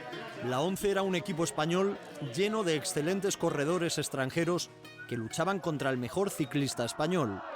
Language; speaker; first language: Spanish; native; Spanish